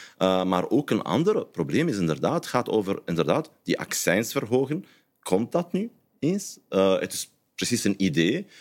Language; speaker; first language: Dutch; non-native, fluent; Arabic